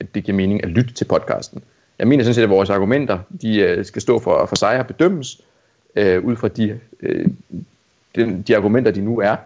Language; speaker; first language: Danish; native; Danish